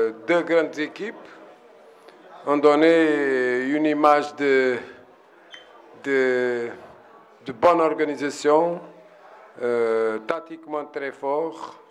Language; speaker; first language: French; non-native, learner; Portuguese